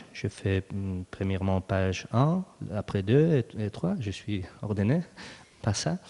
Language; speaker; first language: French; non-native, learner; Spanish